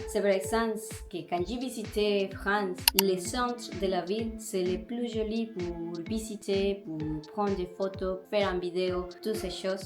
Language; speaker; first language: French; non-native, learner; Spanish